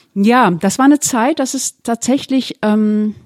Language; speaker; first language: German; early bilingual, other home language; Turkish